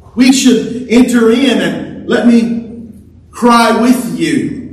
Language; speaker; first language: English; native; English